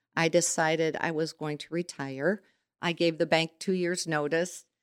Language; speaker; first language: English; native; English